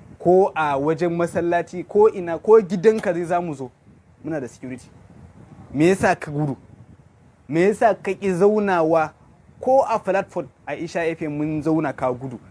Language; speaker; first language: Hausa; non-native, local second language; Kanuri